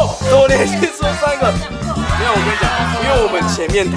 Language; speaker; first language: Chinese; native; Chinese